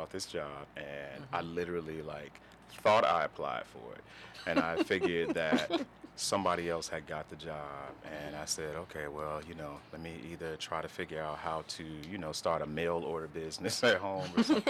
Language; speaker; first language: English; native; English